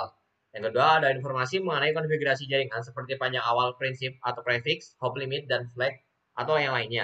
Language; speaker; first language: Indonesian; native; Indonesian